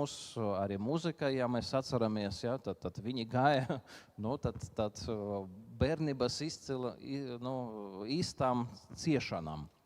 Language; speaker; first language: Latvian; non-native, local second language; Russian